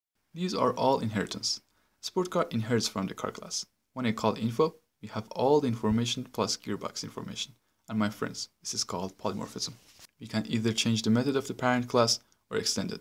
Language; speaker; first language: English; non-native, fluent; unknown